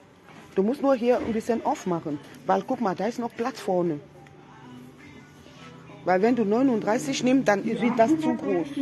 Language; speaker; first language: German; non-native, fluent; French